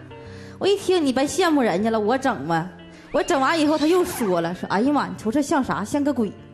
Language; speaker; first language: Chinese; native; Chinese